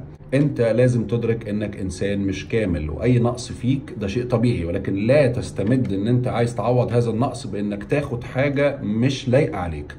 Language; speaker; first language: Arabic; native; Arabic